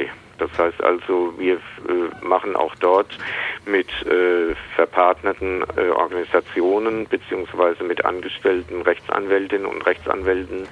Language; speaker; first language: German; native; German